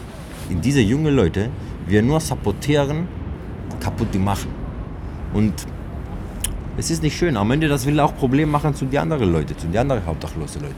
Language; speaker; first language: German; non-native, learner; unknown